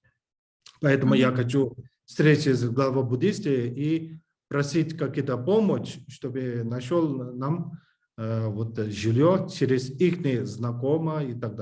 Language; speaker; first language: Russian; non-native, learner; English